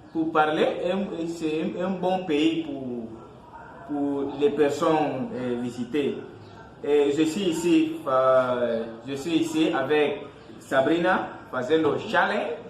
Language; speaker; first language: French; non-native, learner; Fang